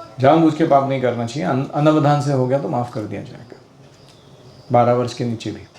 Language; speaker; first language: Hindi; non-native, local second language; Marathi